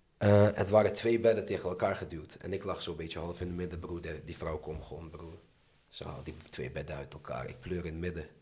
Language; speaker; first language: Dutch; early bilingual, other home language; Azerbaijani